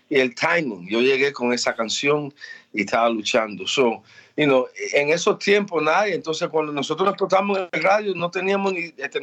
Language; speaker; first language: Spanish; early bilingual, heritage; Spanish